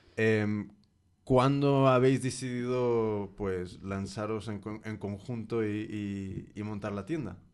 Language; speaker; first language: Spanish; early bilingual, heritage; Spanish